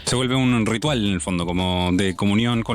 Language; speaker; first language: Spanish; native; Spanish